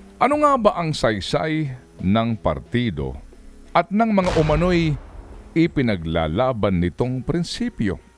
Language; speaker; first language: Filipino; non-native, local second language; Waray